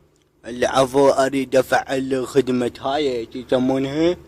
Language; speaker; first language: Arabic; native; Arabic